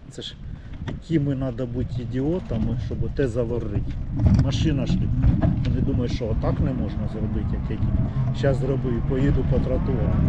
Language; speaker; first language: Ukrainian; native; Ukrainian